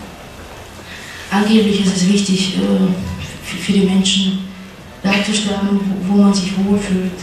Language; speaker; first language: German; non-native, fluent; Russian